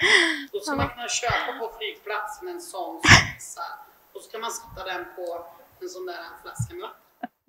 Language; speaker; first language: Swedish; native; Swedish